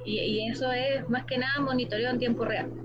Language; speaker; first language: Spanish; native; Spanish